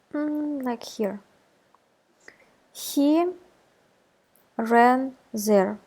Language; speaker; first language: English; non-native, fluent; Russian